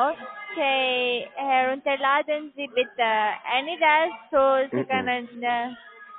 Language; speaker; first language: German; non-native, learner; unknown